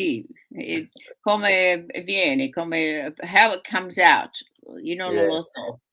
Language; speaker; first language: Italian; early bilingual, heritage; Sicilian